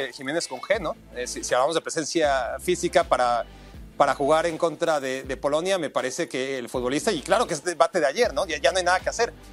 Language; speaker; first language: Spanish; native; Spanish